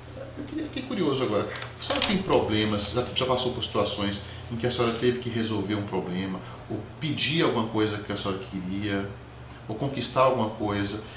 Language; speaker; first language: Portuguese; native; Portuguese